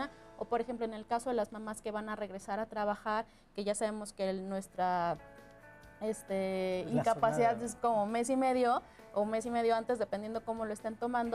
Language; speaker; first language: Spanish; native; Spanish